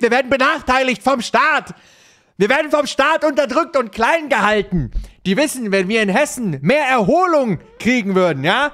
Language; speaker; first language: German; native; German